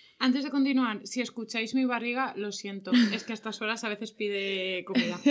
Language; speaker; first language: Spanish; native; Spanish